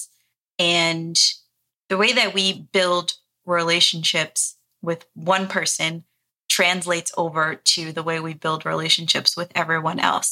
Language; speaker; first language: English; early bilingual, other home language; Portuguese